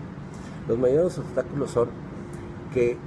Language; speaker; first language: Spanish; native; Spanish